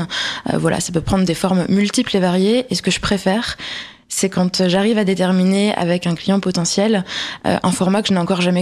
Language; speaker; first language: French; native; French